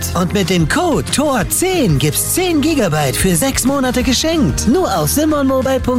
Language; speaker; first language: German; native; German